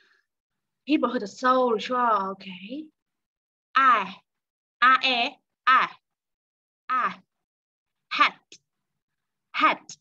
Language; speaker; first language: English; non-native, learner; Vietnamese